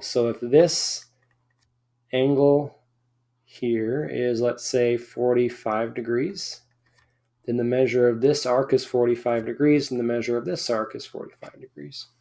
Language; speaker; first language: English; native; English